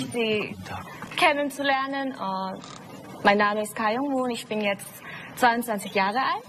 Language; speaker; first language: German; early bilingual, other home language; Korean